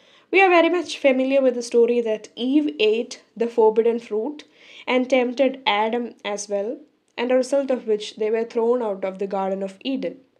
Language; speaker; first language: English; non-native, local second language; Malayalam